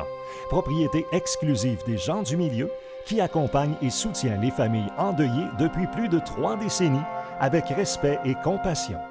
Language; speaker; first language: French; native; French